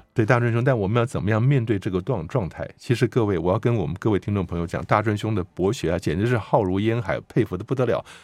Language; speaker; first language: Chinese; native; Chinese